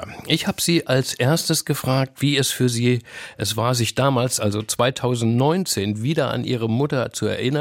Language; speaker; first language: German; native; German